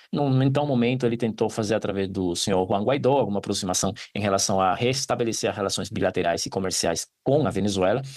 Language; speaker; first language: Portuguese; non-native, fluent; Spanish